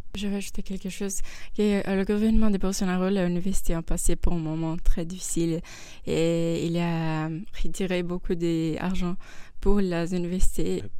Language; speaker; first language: French; non-native, fluent; Portuguese